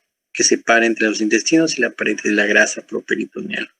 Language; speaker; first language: Spanish; native; Spanish